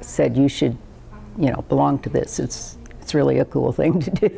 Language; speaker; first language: English; native; English